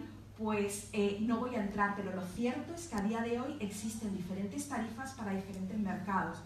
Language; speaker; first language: Spanish; native; Spanish